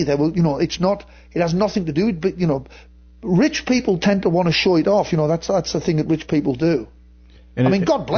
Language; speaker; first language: English; native; English